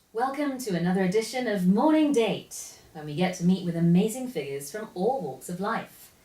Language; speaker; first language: English; early bilingual, other home language; Korean